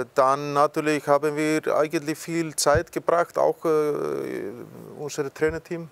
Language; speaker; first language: German; non-native, fluent; Icelandic